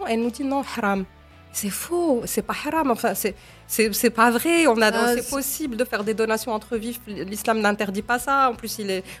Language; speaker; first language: French; non-native, local second language; Arabic